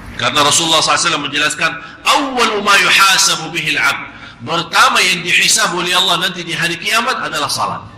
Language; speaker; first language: Malay; non-native, fluent; Arabic